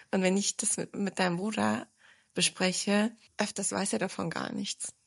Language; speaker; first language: German; early bilingual, other home language; Turkish